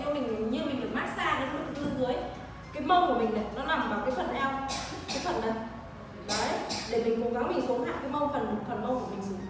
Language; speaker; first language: Vietnamese; native; Vietnamese